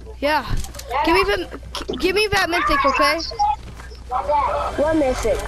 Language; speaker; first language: English; native; English